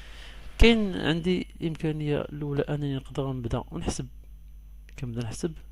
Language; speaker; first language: Arabic; native; Arabic